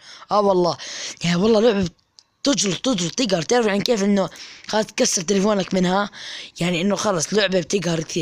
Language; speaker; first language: Arabic; native; Arabic